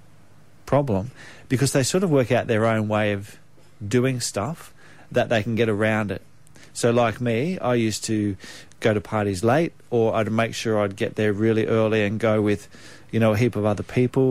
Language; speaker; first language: English; native; English